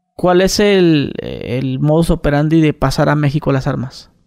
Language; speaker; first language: Spanish; native; Spanish